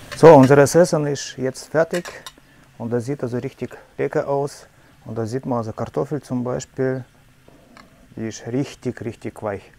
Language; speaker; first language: German; non-native, fluent; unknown